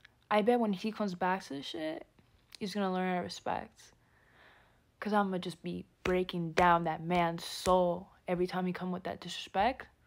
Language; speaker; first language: English; early bilingual, other home language; Spanish